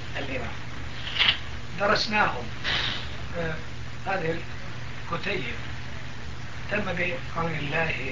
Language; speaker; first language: Arabic; non-native, fluent; Turkish